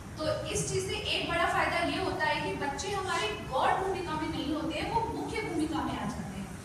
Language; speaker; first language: Hindi; native; Hindi